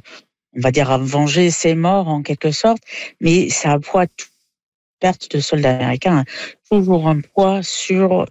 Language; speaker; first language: French; non-native, fluent; English